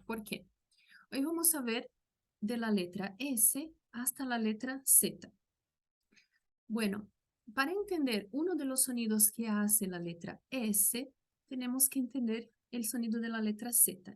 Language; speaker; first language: Spanish; non-native, local second language; Portuguese